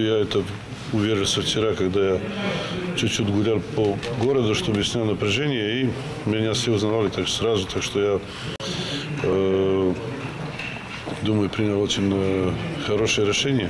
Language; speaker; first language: Russian; non-native, fluent; Serbian